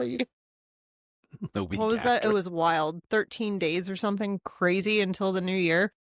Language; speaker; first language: English; native; English